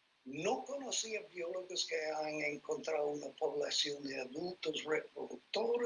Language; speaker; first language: Spanish; non-native, fluent; English